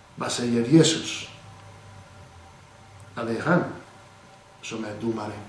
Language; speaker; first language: Swedish; non-native, fluent; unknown